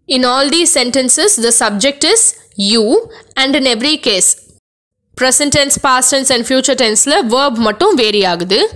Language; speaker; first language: English; non-native, local second language; Tamil